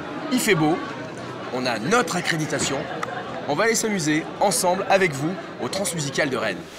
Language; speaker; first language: French; native; French